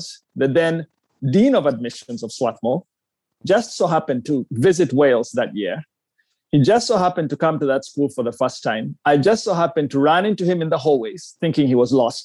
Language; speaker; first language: English; non-native, local second language; Ganda